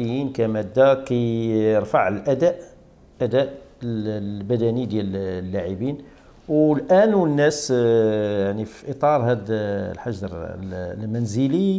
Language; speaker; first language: Arabic; native; Arabic